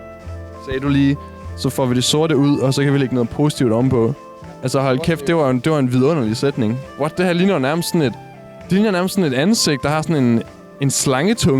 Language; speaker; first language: Danish; native; Danish